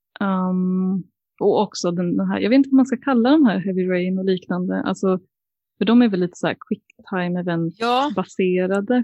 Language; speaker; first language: Swedish; native; Swedish